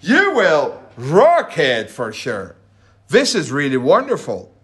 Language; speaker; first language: English; non-native, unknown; Persian